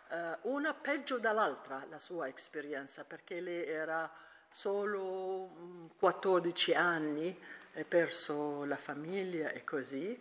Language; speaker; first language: Italian; non-native, learner; Arabic